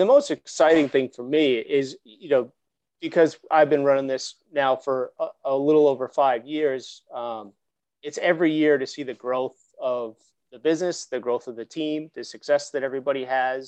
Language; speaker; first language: English; native; English